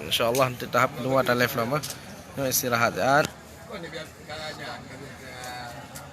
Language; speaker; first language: Indonesian; non-native, local second language; Achinese